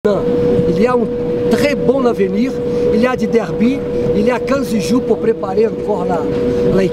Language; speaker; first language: French; non-native, learner; Portuguese